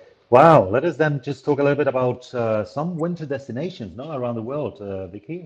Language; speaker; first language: English; non-native, fluent; Spanish